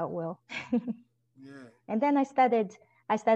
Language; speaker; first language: English; non-native, local second language; Igbo